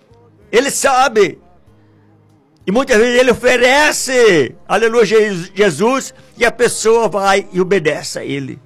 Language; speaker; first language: Portuguese; native; Portuguese